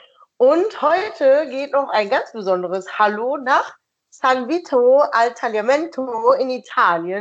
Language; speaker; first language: German; native; German